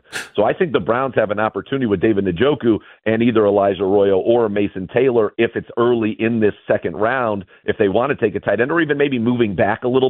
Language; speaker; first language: English; native; English